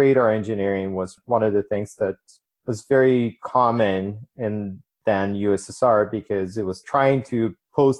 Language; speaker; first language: English; non-native, fluent; Ukrainian